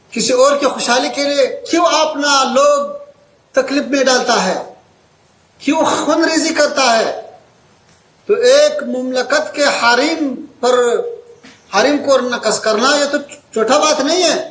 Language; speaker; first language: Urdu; non-native, fluent; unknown